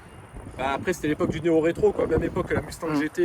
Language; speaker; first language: French; native; French